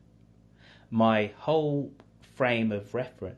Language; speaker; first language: English; native; English